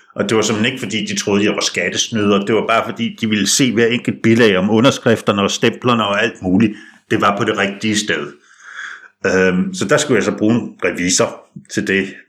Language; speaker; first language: Danish; native; Danish